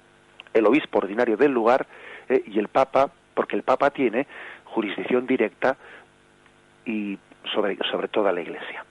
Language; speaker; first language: Spanish; native; Spanish